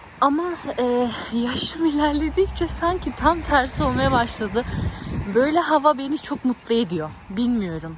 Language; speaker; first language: Turkish; early bilingual, heritage; Turkish